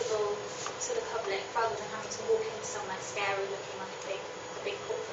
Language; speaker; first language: English; native; English